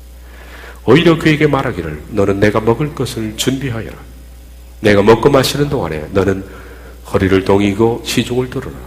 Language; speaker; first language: Korean; native; Korean